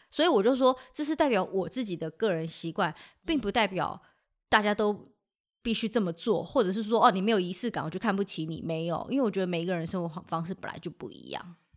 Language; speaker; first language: Chinese; native; Chinese